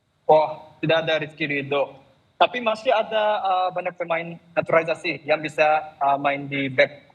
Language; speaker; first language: Indonesian; non-native, fluent; Japanese